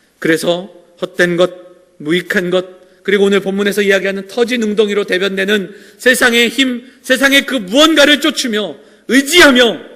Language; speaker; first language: Korean; native; Korean